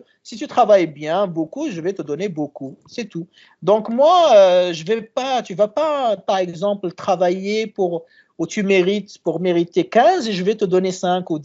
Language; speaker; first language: French; non-native, local second language; Arabic